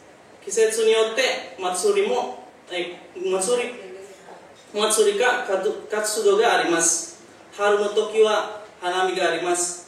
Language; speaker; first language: Japanese; non-native, learner; Indonesian